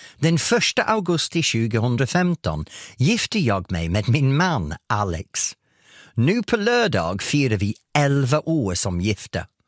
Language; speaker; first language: Swedish; non-native, fluent; English